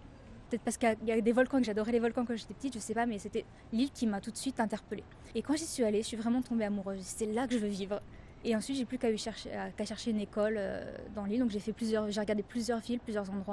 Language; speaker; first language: French; native; French